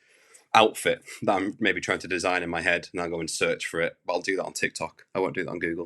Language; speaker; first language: English; native; English